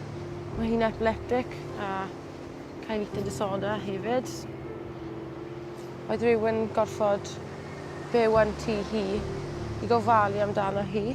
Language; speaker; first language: Welsh; non-native, local second language; English